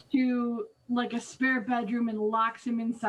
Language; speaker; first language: English; native; English